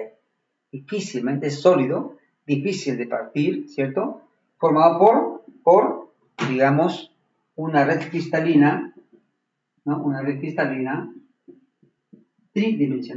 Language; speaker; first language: Spanish; native; Spanish